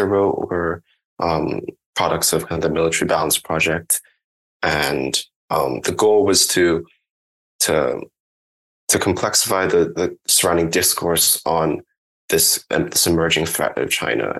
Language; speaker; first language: English; non-native, local second language; Cantonese